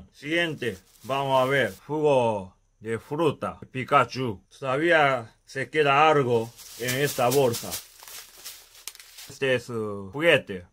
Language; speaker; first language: Spanish; non-native, learner; Japanese